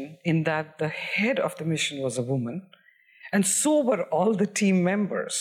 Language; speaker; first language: English; non-native, local second language; Hindi